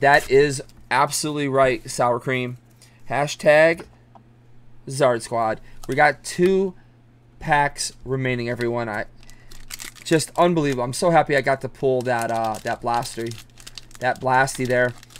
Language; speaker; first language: English; native; English